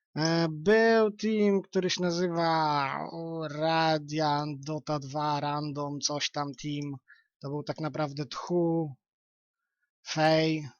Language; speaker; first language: Polish; native; Polish